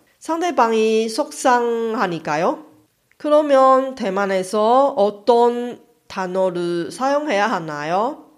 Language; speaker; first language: Korean; non-native, fluent; Chinese